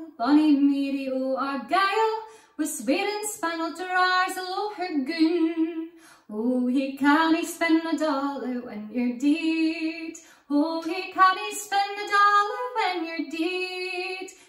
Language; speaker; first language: English; native; English